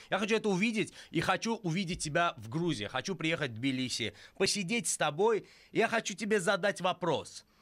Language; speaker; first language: Russian; non-native, local second language; Azerbaijani